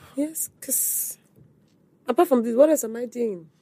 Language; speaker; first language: English; non-native, local second language; Igbo